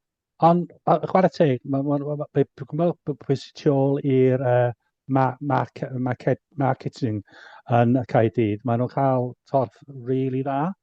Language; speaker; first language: Welsh; non-native, fluent; English